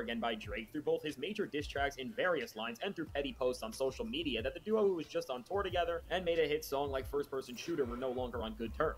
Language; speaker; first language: English; native; English